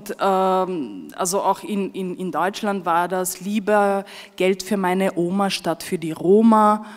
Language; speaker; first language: German; early bilingual, other home language; Romany